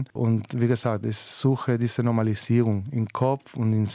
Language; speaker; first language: German; non-native, fluent; Spanish